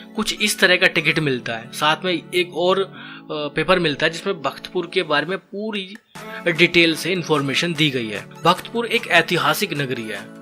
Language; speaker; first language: Hindi; native; Hindi